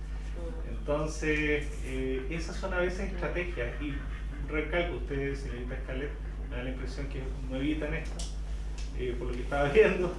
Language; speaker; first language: Spanish; native; Spanish